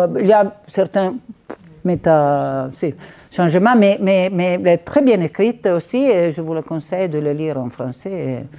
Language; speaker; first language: French; non-native, fluent; Italian